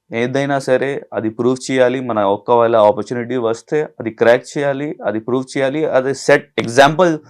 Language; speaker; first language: Telugu; non-native, learner; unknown